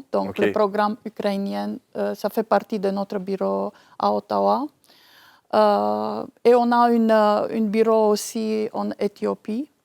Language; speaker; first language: French; non-native, fluent; Romanian